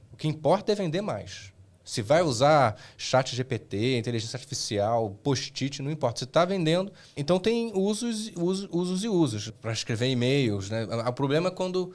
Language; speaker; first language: Portuguese; native; Portuguese